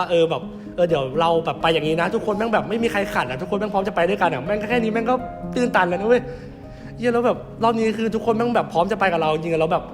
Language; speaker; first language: Thai; native; Thai